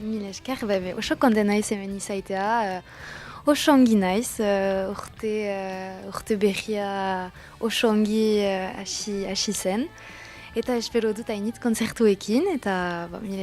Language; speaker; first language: Basque; non-native, local second language; French